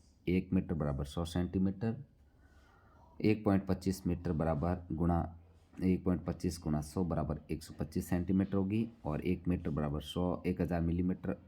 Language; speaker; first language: Hindi; native; Hindi